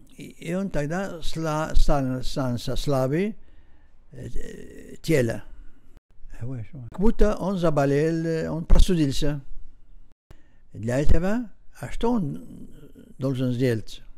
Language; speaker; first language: Russian; non-native, learner; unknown